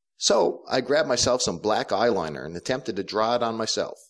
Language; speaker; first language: English; native; English